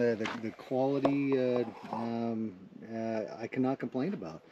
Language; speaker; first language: English; native; English